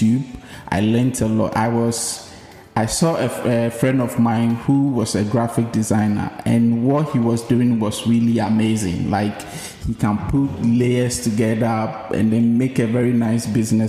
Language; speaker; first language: English; non-native, local second language; Akan